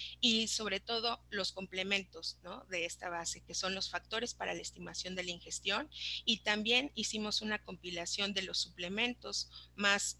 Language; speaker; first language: Spanish; native; Spanish